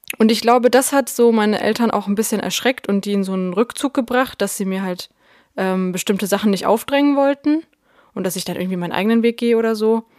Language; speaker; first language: German; early bilingual, other home language; Russian